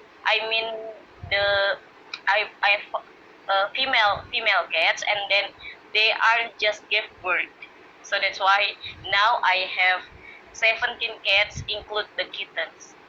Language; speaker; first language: English; non-native, learner; Indonesian